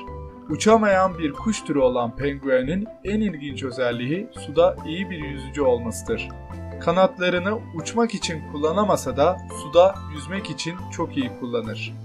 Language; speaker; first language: Turkish; native; Turkish